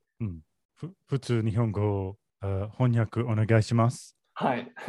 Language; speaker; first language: Japanese; non-native, learner; English